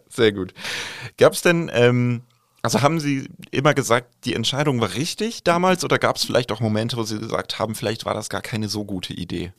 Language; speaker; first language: German; native; German